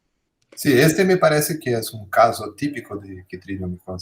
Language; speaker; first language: Spanish; non-native, fluent; Portuguese